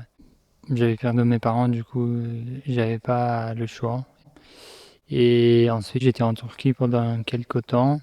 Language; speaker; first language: French; non-native, fluent; Persian